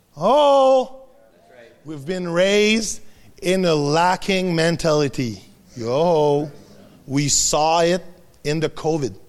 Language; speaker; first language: English; non-native, fluent; French